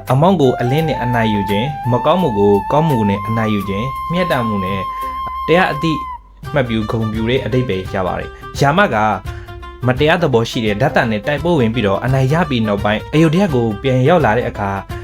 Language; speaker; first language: Burmese; non-native, local second language; Hindi